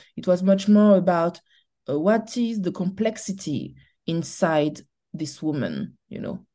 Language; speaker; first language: English; non-native, learner; French